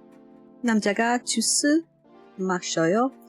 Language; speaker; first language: Korean; non-native, learner; English